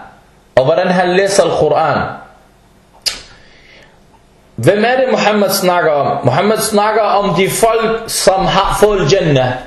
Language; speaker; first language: Danish; non-native, fluent; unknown